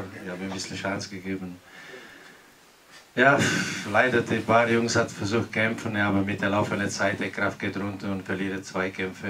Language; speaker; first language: German; non-native, learner; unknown